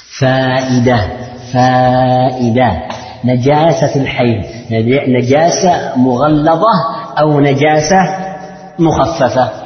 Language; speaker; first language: Arabic; non-native, fluent; Malay